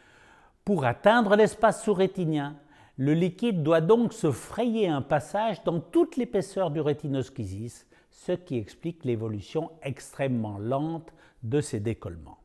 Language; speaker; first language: French; native; French